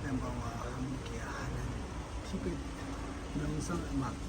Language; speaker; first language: Korean; non-native, learner; Tibetan